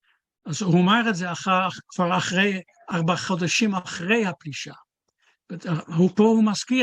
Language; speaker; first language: Hebrew; non-native, fluent; Dutch